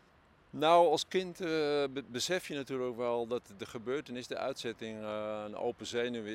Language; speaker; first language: Dutch; native; Dutch